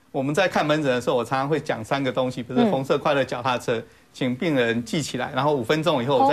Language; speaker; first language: Chinese; native; Chinese